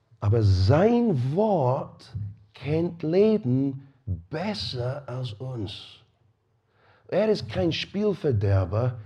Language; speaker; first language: German; non-native, fluent; English